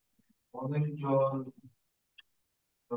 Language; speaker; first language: Korean; non-native, learner; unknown